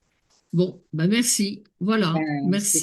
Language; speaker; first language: French; native; French